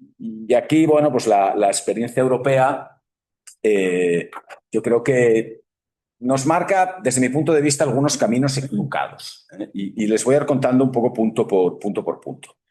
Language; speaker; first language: Spanish; native; Spanish